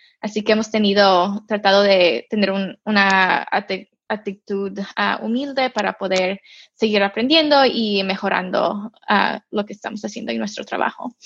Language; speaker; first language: Spanish; early bilingual, heritage; Spanish